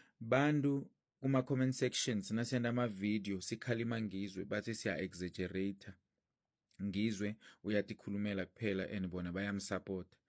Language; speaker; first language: Zulu; non-native, local second language; Swati